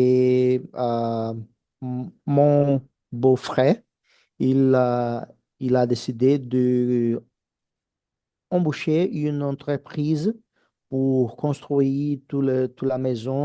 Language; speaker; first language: French; non-native, fluent; Portuguese